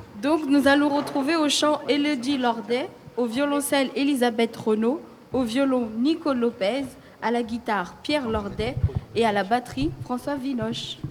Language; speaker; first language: French; early bilingual, other home language; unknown